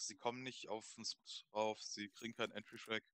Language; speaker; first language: German; native; German